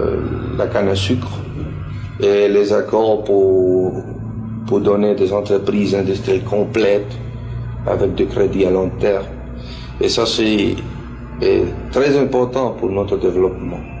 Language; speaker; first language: French; non-native, fluent; Spanish